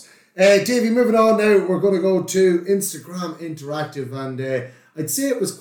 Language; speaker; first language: English; native; English